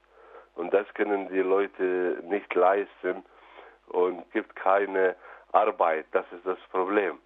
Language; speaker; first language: German; non-native, learner; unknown